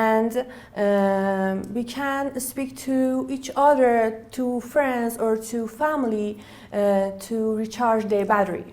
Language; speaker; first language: English; non-native, learner; Persian